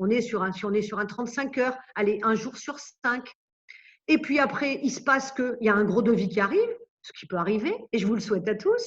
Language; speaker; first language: French; native; French